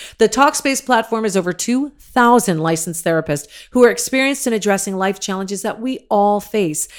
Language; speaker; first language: English; native; English